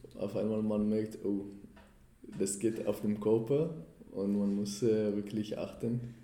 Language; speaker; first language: German; non-native, fluent; Hebrew